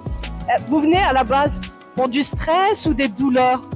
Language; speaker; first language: French; native; French